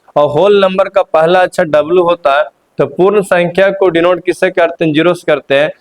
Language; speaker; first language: Hindi; native; Hindi